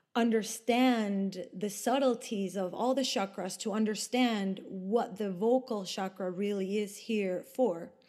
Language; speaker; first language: English; non-native, fluent; Spanish